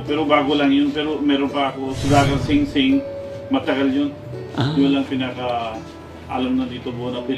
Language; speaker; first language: Filipino; non-native, learner; Punjabi